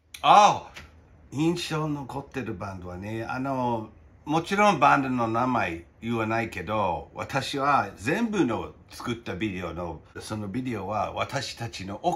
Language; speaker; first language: Japanese; non-native, fluent; English